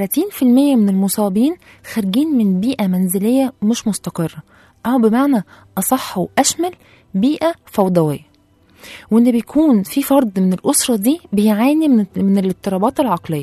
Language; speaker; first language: Arabic; native; Arabic